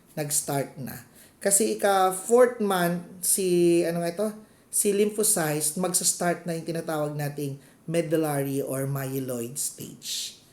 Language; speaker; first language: Filipino; non-native, local second language; Cebuano